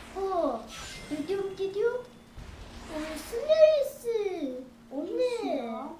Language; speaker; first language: Turkish; early bilingual, heritage; German